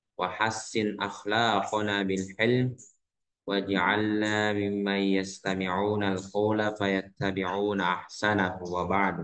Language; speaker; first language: Arabic; non-native, fluent; Indonesian